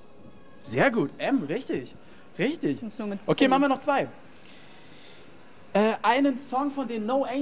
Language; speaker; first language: German; native; German